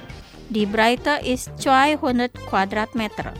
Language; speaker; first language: German; non-native, fluent; Indonesian